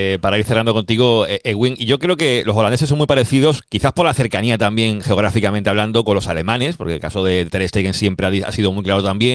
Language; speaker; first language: Spanish; native; Spanish